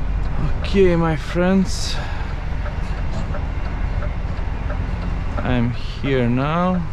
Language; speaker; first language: English; non-native, fluent; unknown